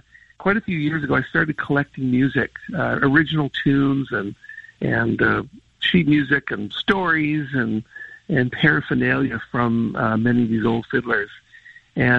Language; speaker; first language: English; native; English